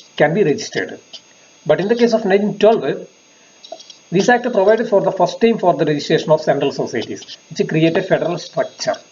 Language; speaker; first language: English; non-native, local second language; Malayalam